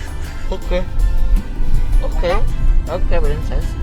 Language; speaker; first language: Indonesian; native; Indonesian